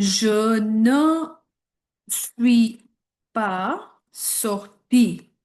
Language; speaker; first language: French; non-native, fluent; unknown